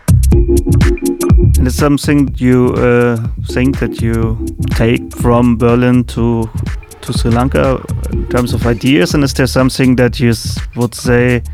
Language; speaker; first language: English; non-native, fluent; German